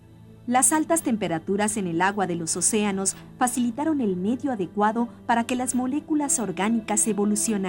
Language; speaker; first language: Spanish; native; Spanish